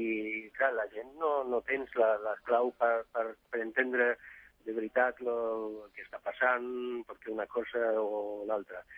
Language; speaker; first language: Catalan; non-native, fluent; Italian